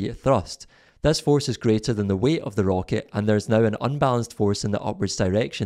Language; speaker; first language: English; native; English